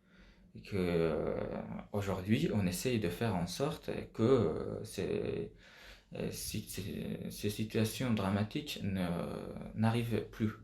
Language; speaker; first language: French; non-native, fluent; Persian